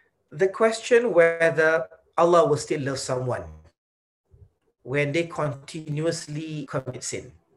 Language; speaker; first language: English; non-native, local second language; Malay